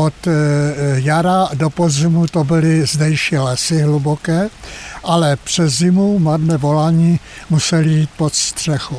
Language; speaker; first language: Czech; native; Czech